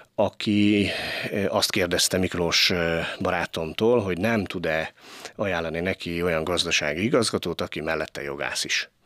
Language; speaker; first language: Hungarian; native; Hungarian